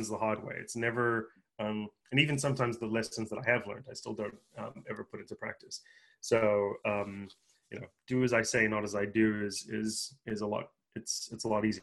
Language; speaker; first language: English; native; English